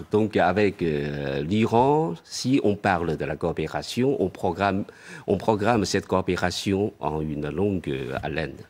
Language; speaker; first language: French; non-native, fluent; Chinese